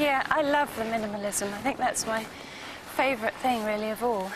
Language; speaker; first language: English; native; English